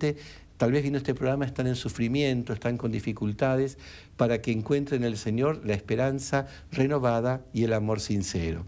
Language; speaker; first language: Spanish; native; Spanish